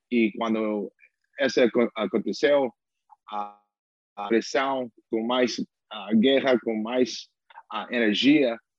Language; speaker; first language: Portuguese; non-native, learner; English